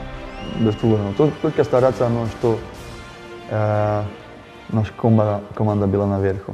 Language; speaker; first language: Russian; non-native, learner; Slovak